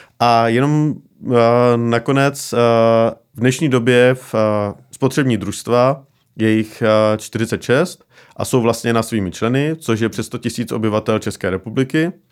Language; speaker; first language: Czech; native; Czech